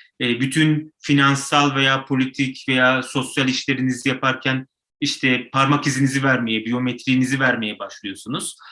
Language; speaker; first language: Turkish; native; Turkish